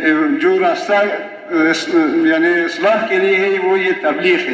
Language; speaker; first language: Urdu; non-native, local second language; Pashto